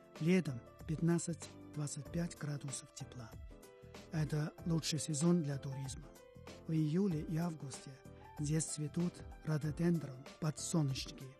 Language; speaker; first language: Russian; non-native, fluent; Chinese